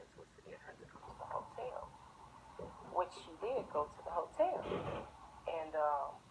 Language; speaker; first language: English; native; English